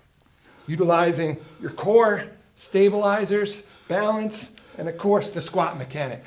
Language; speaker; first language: English; native; English